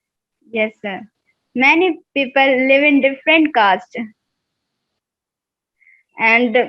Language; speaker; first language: English; non-native, learner; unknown